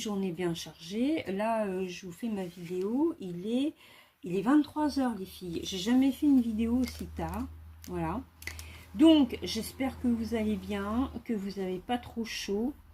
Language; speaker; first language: French; native; French